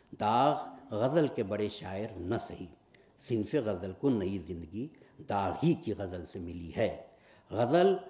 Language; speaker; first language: Urdu; native; Urdu